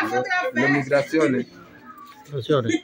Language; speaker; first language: Spanish; non-native, learner; Haitian Creole